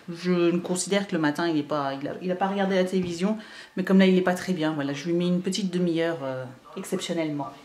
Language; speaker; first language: French; native; French